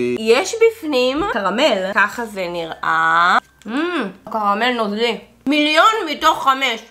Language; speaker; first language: Hebrew; native; Hebrew